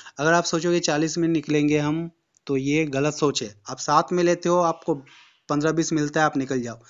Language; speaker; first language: Hindi; native; Hindi